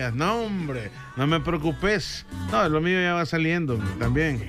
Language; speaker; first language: Spanish; native; Spanish